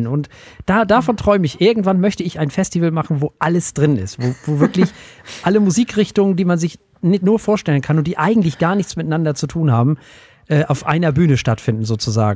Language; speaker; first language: German; native; German